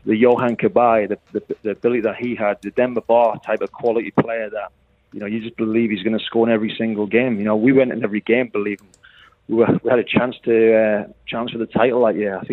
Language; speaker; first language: English; native; English